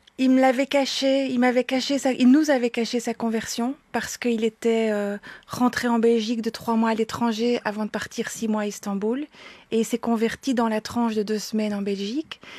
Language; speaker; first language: French; native; French